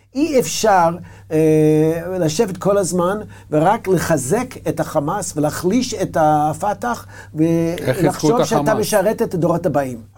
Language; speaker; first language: Hebrew; non-native, fluent; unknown